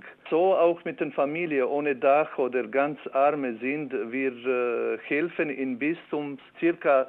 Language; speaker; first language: German; non-native, learner; Albanian